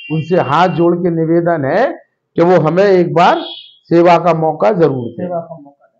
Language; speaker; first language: Hindi; native; Hindi